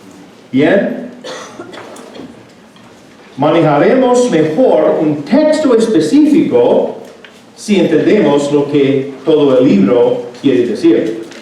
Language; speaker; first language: Spanish; non-native, fluent; English